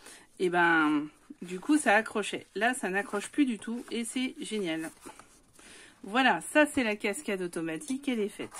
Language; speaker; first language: French; native; French